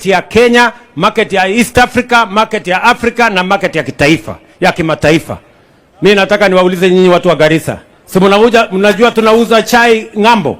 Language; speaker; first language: Swahili; non-native, local second language; Kalenjin